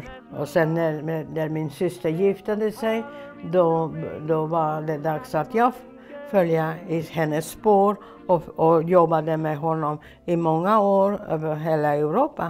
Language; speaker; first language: Swedish; non-native, fluent; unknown